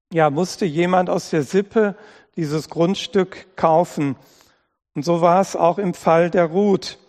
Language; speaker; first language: German; native; German